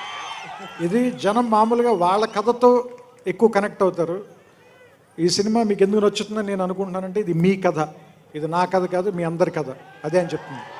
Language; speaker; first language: Telugu; native; Telugu